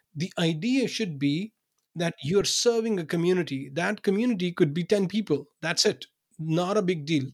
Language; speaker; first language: English; non-native, local second language; Urdu